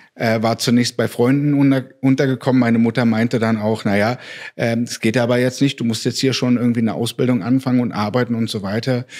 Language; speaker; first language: German; native; German